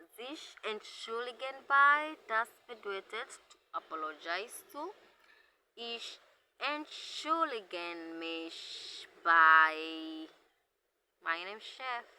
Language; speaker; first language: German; non-native, learner; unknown